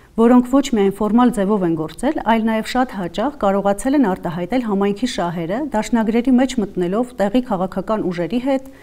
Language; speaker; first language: Armenian; native; Armenian